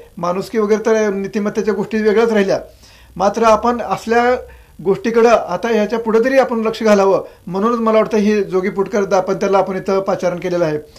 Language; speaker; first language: Marathi; native; Marathi